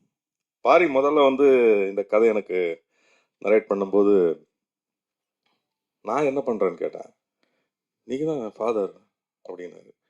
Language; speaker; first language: Tamil; native; Tamil